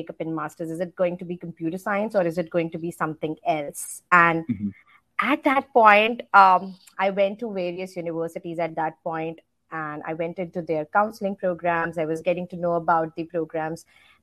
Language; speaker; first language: English; non-native, local second language; Hindi